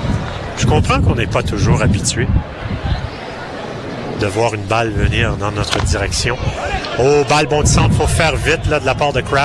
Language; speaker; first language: French; native; French